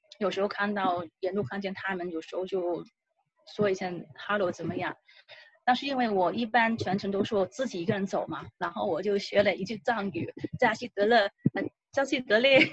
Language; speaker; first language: Chinese; non-native, local second language; Cantonese